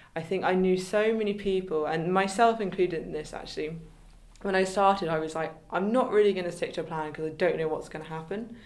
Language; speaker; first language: English; native; English